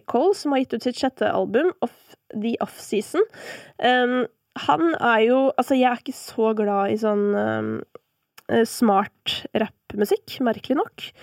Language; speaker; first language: Norwegian; native; Norwegian